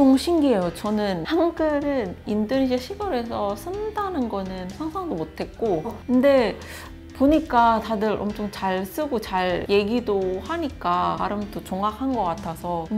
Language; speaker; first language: Korean; non-native, fluent; Indonesian